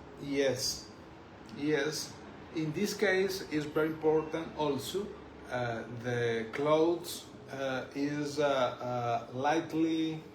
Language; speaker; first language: English; non-native, learner; Spanish